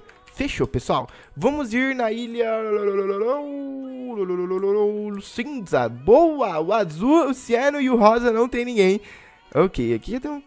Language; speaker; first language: Portuguese; native; Portuguese